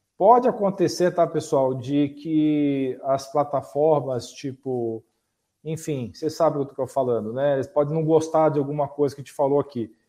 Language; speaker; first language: Portuguese; native; Portuguese